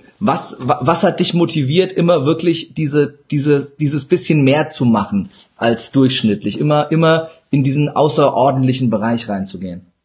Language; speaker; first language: German; early bilingual, other home language; Turkish